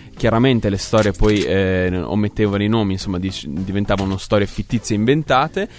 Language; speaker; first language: Italian; native; Italian